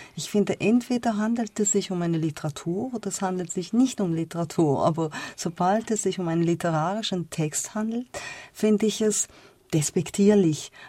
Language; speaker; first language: German; non-native, fluent; Persian